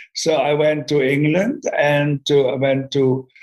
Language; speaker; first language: English; non-native, fluent; German